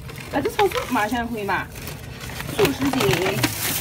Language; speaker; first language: Chinese; non-native, local second language; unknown